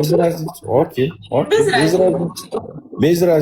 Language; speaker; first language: Russian; non-native, learner; Uzbek